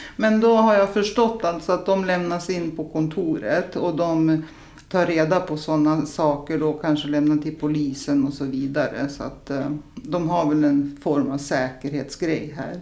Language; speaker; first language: Swedish; early bilingual, other home language; Serbian